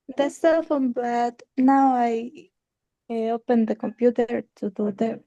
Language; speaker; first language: English; non-native, learner; Spanish